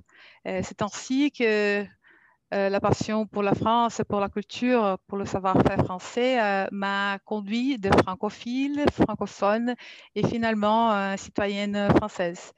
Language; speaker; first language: French; non-native, fluent; Portuguese